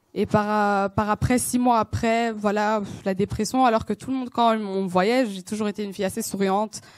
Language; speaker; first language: French; non-native, local second language; Kinyarwanda